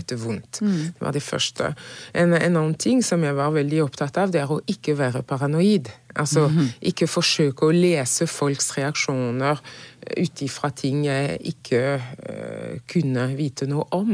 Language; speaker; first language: Norwegian; non-native, fluent; French